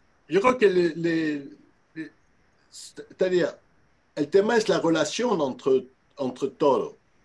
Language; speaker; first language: Spanish; non-native, learner; French